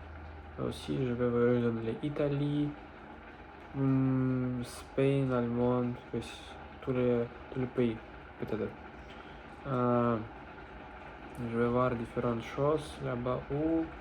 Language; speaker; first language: French; non-native, learner; Russian